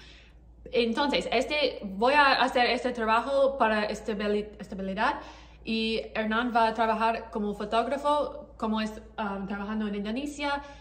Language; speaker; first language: Spanish; non-native, learner; English